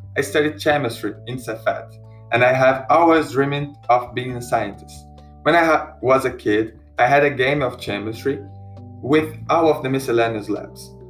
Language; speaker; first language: English; non-native, learner; Portuguese